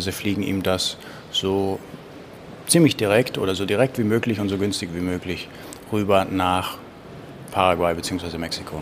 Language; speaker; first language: German; native; German